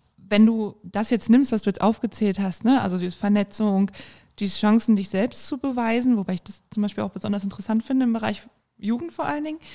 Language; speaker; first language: German; native; German